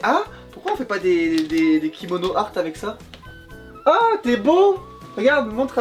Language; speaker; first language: French; native; French